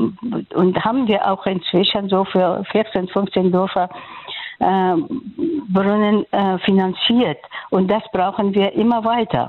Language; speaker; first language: German; non-native, learner; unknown